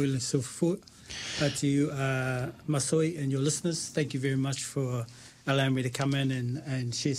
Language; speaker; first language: English; native; English